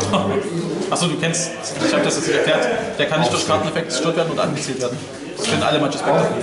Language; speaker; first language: German; native; German